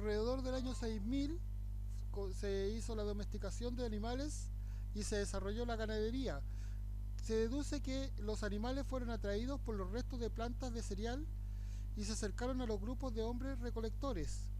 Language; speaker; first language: Spanish; native; Spanish